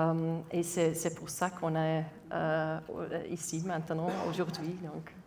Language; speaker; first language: French; non-native, local second language; Dutch